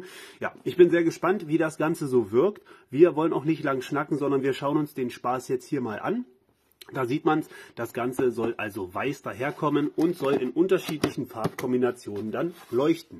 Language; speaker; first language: German; native; German